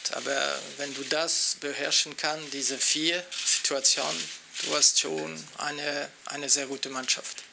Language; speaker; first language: German; non-native, local second language; French